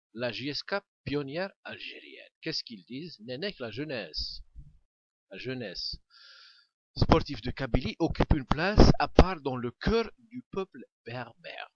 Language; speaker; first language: French; non-native, local second language; Kabyle